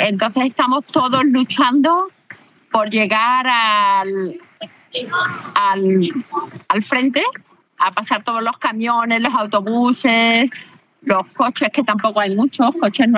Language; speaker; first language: Spanish; native; Spanish